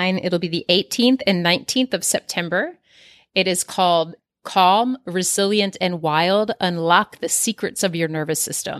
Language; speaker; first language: English; native; English